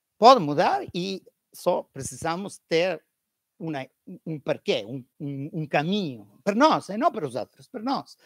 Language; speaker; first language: Portuguese; non-native, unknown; Italian